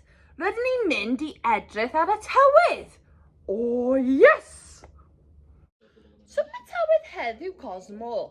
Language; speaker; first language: Welsh; non-native, local second language; English